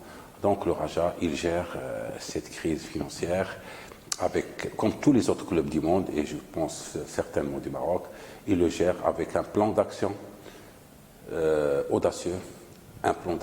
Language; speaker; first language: French; non-native, local second language; Arabic